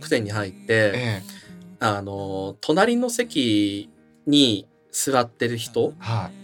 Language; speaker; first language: Japanese; native; Japanese